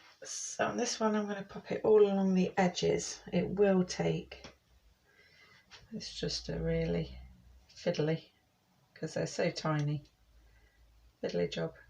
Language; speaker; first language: English; native; English